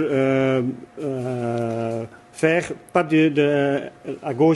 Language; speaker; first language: French; non-native, local second language; Dutch